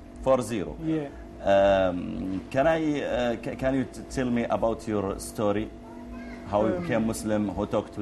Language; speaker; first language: English; non-native, learner; Arabic